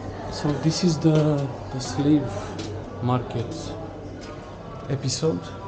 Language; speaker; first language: English; non-native, fluent; Romanian